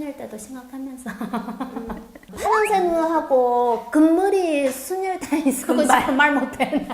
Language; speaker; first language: Korean; non-native, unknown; Chinese